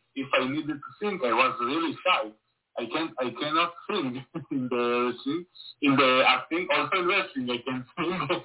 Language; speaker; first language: English; non-native, learner; Hebrew